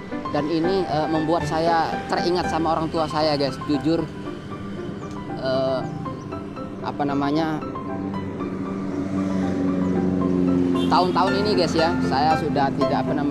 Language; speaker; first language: Indonesian; non-native, local second language; Sasak